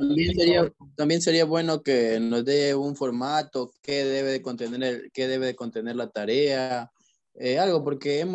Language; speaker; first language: Spanish; native; Spanish